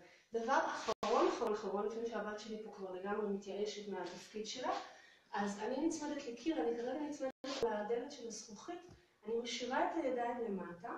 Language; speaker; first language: Hebrew; native; Hebrew